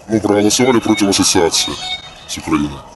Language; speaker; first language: Russian; native; Russian